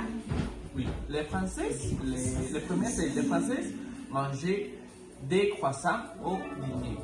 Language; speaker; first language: French; non-native, learner; Spanish